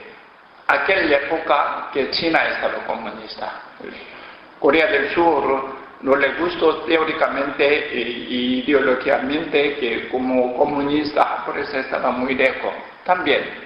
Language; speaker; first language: Spanish; non-native, learner; Korean